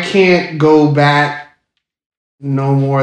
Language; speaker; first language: English; native; English